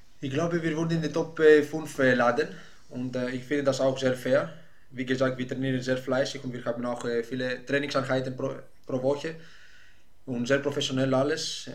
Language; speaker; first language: German; non-native, fluent; Greek